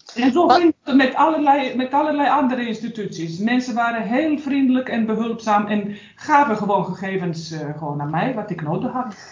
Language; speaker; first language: Dutch; non-native, fluent; Bosnian